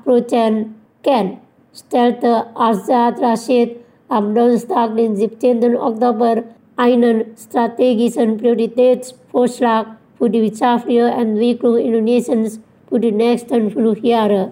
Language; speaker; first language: German; non-native, fluent; Indonesian